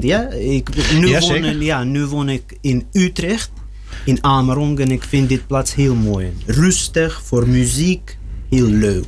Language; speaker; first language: Dutch; non-native, learner; Russian